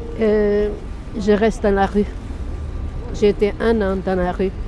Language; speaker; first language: French; non-native, learner; Portuguese